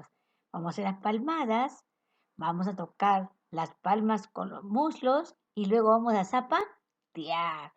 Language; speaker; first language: Spanish; native; Spanish